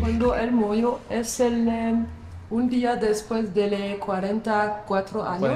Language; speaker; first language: Spanish; non-native, learner; French